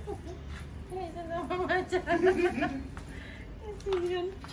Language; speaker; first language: Indonesian; native; Indonesian